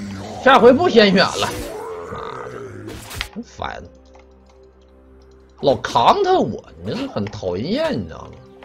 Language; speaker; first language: Chinese; native; Chinese